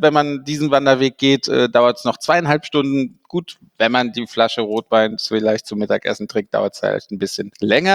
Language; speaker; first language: German; native; German